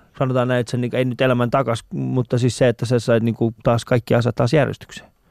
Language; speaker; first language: Finnish; early bilingual, other home language; Persian